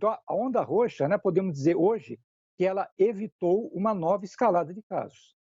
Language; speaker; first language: Portuguese; native; Portuguese